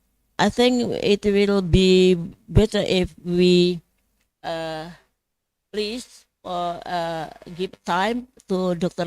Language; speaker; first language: English; non-native, fluent; Indonesian